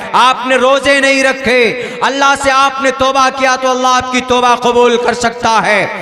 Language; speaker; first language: Hindi; native; Hindi